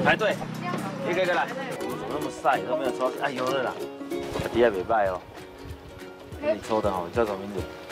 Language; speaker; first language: Chinese; native; Chinese